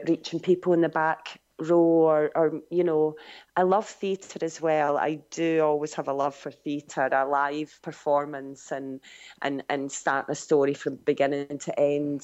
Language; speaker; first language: English; native; English